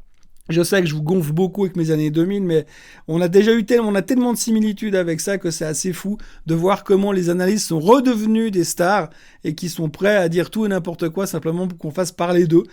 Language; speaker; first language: French; native; French